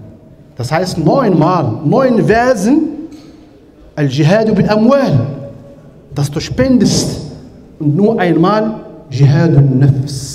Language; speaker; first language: German; non-native, learner; Arabic